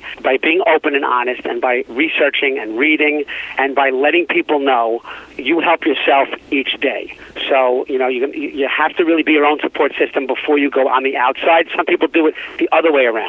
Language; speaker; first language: English; native; English